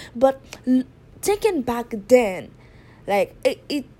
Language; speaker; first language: English; non-native, fluent; Haitian Creole